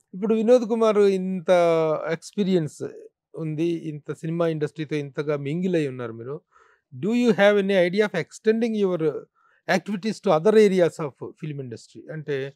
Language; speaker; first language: Telugu; native; Telugu